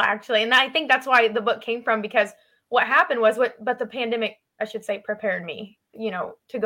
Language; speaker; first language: English; native; English